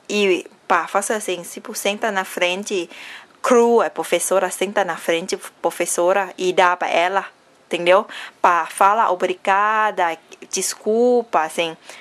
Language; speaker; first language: Portuguese; non-native, learner; Thai